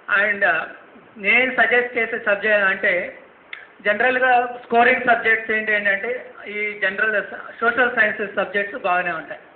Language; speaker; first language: Telugu; non-native, local second language; Kannada